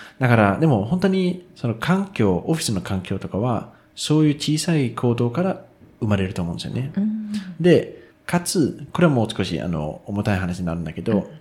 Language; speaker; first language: Japanese; non-native, fluent; Danish